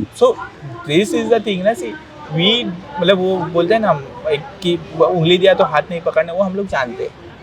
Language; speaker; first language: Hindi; non-native, local second language; Marathi